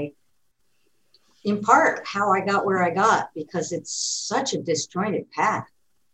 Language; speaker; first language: English; native; English